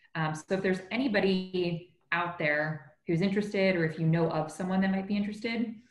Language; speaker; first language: English; native; English